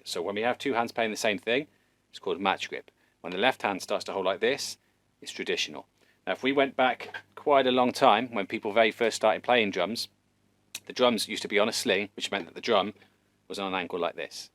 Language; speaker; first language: English; native; English